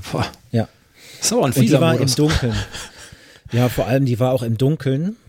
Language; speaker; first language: German; native; German